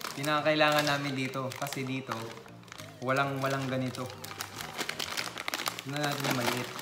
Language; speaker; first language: Filipino; native; Filipino